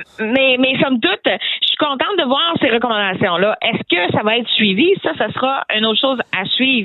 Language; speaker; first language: French; native; French